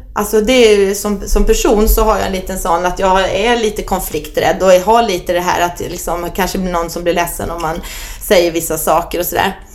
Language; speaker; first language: Swedish; native; Swedish